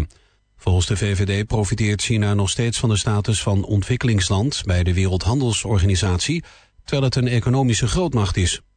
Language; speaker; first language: Dutch; native; Dutch